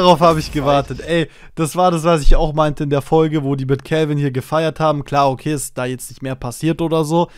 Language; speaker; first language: German; native; German